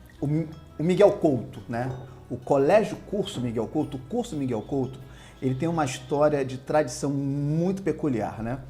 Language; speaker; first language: Portuguese; native; Portuguese